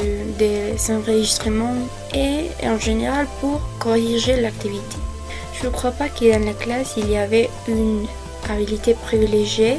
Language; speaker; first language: French; non-native, fluent; Spanish